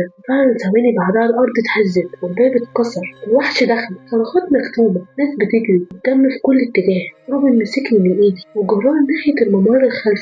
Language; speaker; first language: Arabic; native; Arabic